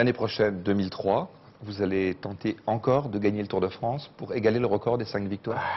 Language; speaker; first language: French; native; French